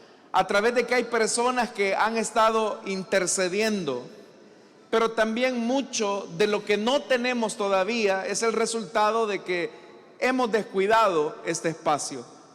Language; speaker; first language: Spanish; native; Spanish